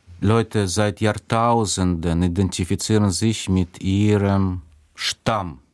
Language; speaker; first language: German; non-native, fluent; Russian